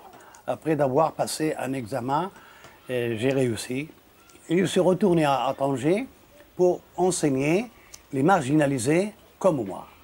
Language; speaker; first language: French; non-native, local second language; Arabic